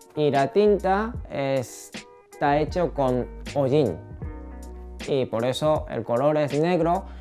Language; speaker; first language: Spanish; non-native, fluent; Japanese